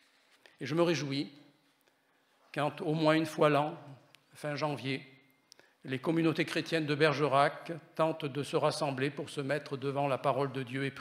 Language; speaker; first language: French; native; French